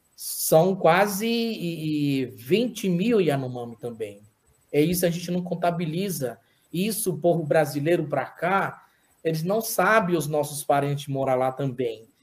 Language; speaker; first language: Portuguese; non-native, local second language; Yanomámi